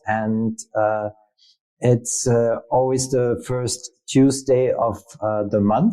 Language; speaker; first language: English; non-native, fluent; German